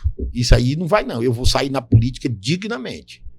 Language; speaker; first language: Portuguese; native; Portuguese